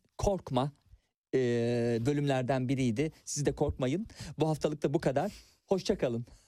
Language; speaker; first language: Turkish; native; Turkish